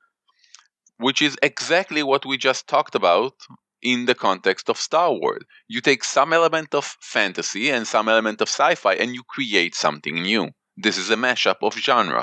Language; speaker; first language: English; non-native, fluent; Hebrew